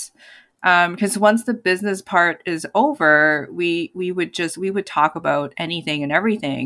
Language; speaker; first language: English; non-native, local second language; Cantonese